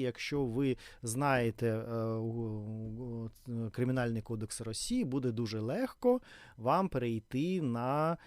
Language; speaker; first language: Ukrainian; non-native, fluent; Russian